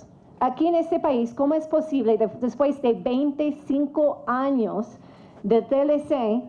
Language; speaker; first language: Spanish; non-native, fluent; English